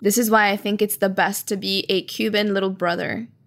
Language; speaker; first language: English; early bilingual, other home language; Spanish